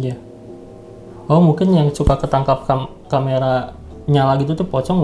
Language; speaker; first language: Indonesian; native; Indonesian